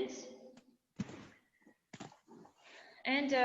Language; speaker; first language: English; non-native, fluent; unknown